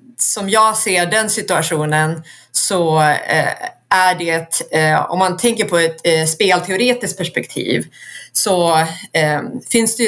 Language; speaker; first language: Swedish; native; Swedish